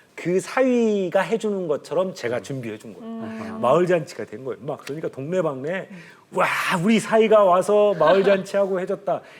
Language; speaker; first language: Korean; native; Korean